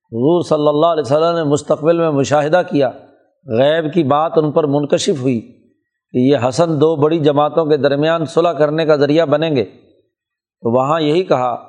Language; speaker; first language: Urdu; non-native, local second language; Punjabi